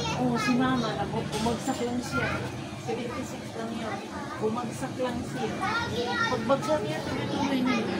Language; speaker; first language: Filipino; non-native, local second language; Cebuano